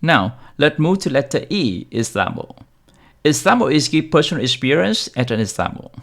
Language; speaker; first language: English; non-native, fluent; Vietnamese